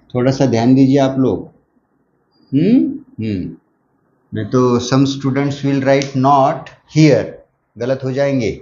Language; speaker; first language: Hindi; non-native, local second language; Marathi